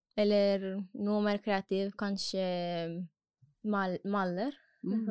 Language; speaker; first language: Norwegian; non-native, learner; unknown